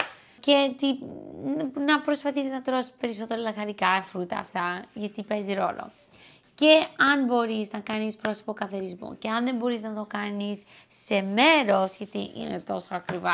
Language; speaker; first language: Greek; early bilingual, heritage; English